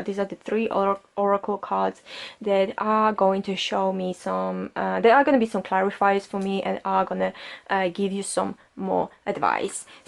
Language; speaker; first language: English; non-native, fluent; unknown